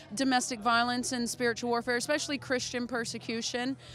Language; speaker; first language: English; native; English